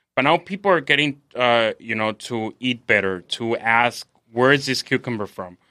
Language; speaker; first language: English; non-native, fluent; Spanish